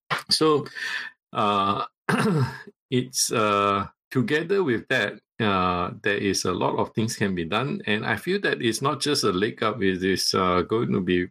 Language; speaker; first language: English; non-native, local second language; Cantonese